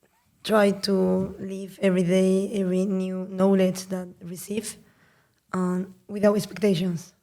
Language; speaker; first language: English; non-native, learner; Spanish